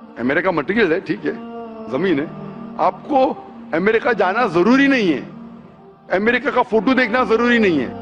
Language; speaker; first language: Hindi; non-native, local second language; Konkani